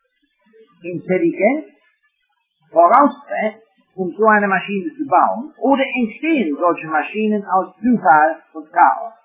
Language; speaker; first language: German; non-native, fluent; English